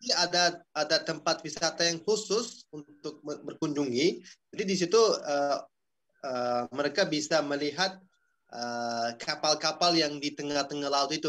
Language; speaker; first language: Indonesian; non-native, fluent; Uzbek